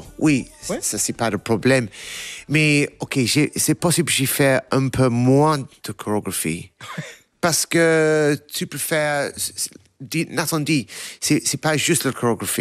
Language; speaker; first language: French; non-native, learner; English